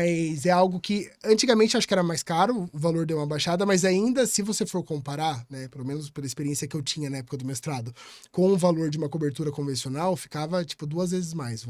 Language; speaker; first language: Portuguese; native; Portuguese